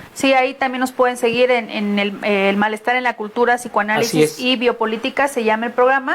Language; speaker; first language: Spanish; native; Spanish